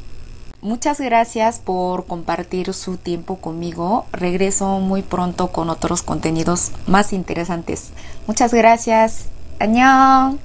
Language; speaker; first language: Spanish; non-native, fluent; Korean